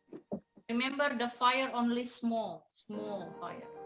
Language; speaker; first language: English; non-native, learner; Indonesian